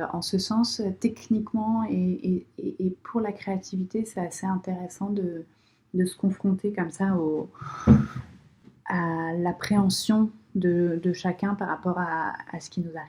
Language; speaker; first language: French; native; French